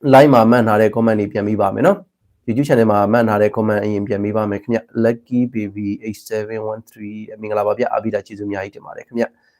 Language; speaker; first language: Burmese; native; Burmese